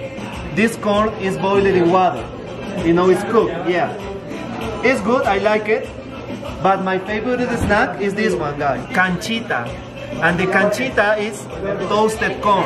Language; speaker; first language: English; non-native, fluent; Spanish